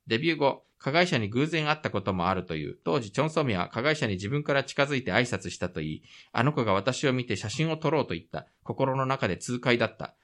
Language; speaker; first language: Japanese; native; Japanese